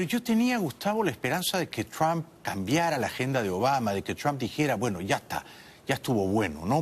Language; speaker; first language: Spanish; native; Spanish